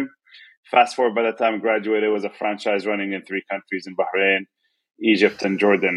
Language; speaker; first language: English; non-native, fluent; Arabic